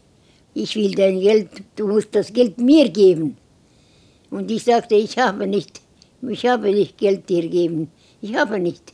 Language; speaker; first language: German; non-native, learner; Estonian